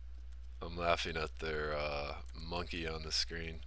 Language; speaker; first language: English; native; English